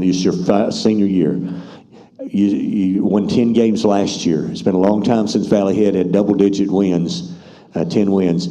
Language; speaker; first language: English; native; English